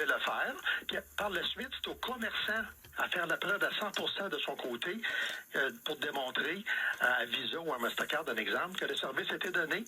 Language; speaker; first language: French; native; French